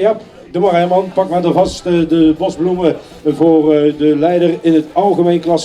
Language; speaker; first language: Dutch; native; Dutch